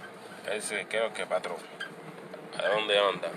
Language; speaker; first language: Spanish; non-native, learner; Haitian Creole